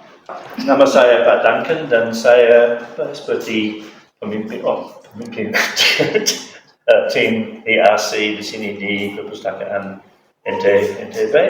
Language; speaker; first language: Indonesian; non-native, fluent; English